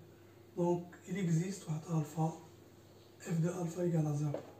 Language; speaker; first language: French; non-native, local second language; Arabic